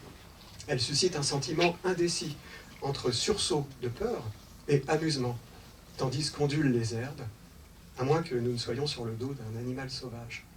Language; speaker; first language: French; native; French